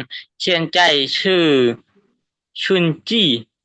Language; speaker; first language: Chinese; non-native, learner; Lao